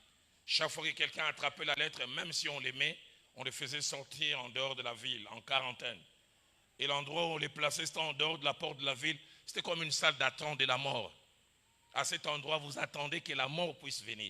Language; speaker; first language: French; non-native, local second language; Lingala